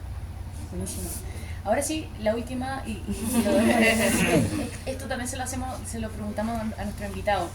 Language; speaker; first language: Spanish; native; Spanish